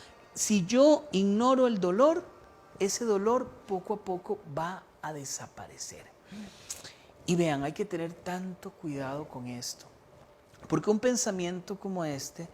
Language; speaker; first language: Spanish; native; Spanish